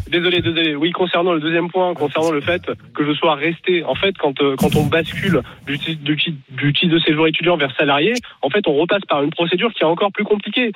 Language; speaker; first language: French; non-native, local second language; Arabic